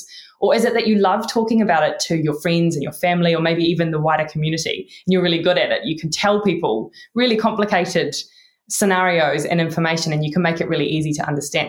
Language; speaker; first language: English; native; English